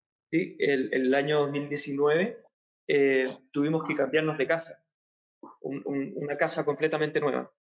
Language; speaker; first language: Italian; non-native, learner; Spanish